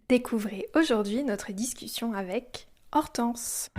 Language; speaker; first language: French; native; French